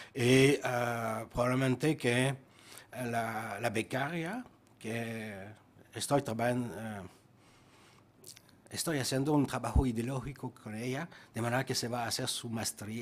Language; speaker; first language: Spanish; non-native, fluent; French